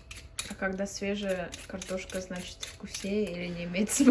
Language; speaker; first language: Russian; early bilingual, other home language; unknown